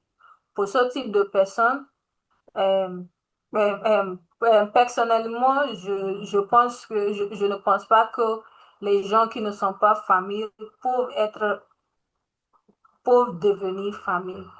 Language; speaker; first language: French; non-native, learner; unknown